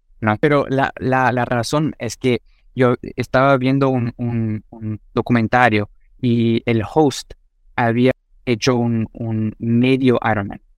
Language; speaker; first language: Spanish; non-native, fluent; Portuguese